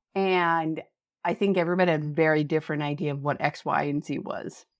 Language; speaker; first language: English; native; English